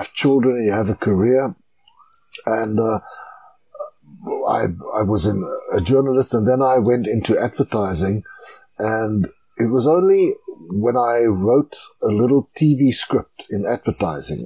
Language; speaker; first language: English; non-native, local second language; Afrikaans